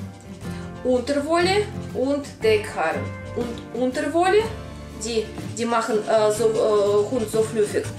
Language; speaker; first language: German; non-native, learner; Russian